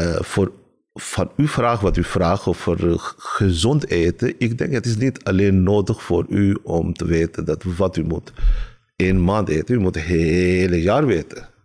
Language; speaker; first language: Dutch; non-native, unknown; Urdu